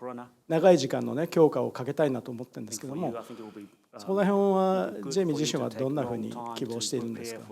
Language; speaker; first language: Japanese; native; Japanese